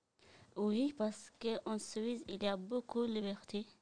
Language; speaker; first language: French; non-native, learner; Tigrinya